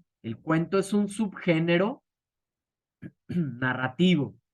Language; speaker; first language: Spanish; native; Spanish